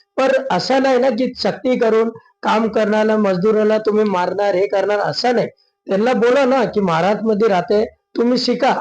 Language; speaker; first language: Marathi; non-native, local second language; Urdu